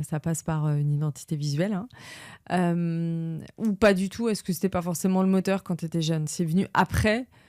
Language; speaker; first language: French; native; French